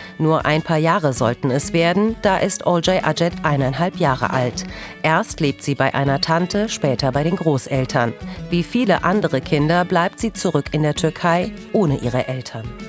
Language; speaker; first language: German; early bilingual, other home language; Turkish